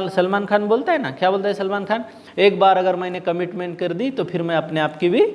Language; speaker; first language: Hindi; non-native, local second language; Marathi